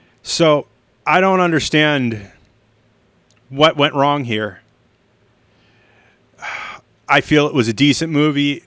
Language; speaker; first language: English; native; English